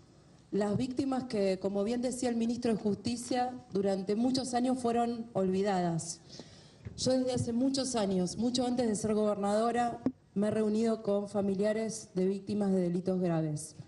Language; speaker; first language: Spanish; native; Spanish